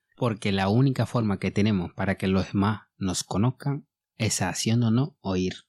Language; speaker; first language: Spanish; non-native, fluent; Bambara